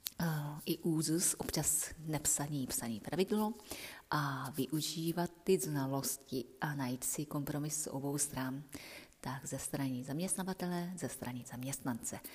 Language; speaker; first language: Czech; non-native, fluent; Japanese